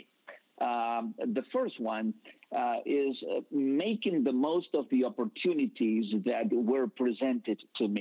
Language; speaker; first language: English; non-native, fluent; Spanish